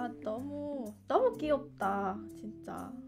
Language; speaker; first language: Korean; non-native, learner; Indonesian